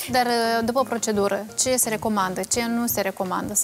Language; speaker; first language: Romanian; native; Romanian